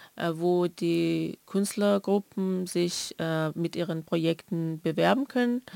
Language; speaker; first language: German; non-native, fluent; Persian